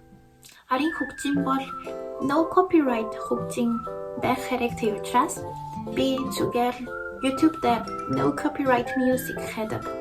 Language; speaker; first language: Mongolian; non-native, learner; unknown